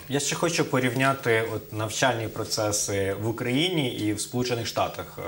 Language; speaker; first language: Ukrainian; native; Ukrainian